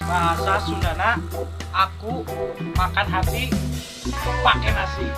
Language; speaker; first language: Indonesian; non-native, local second language; Sundanese